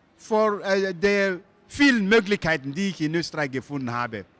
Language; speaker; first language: German; non-native, fluent; Igbo